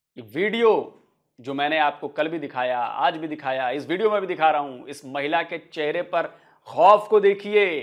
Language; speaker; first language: Hindi; native; Hindi